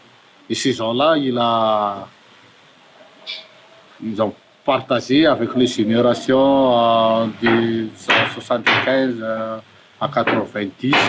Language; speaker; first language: French; non-native, local second language; Malagasy